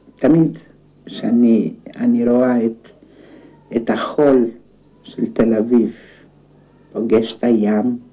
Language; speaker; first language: Hebrew; non-native, fluent; Romanian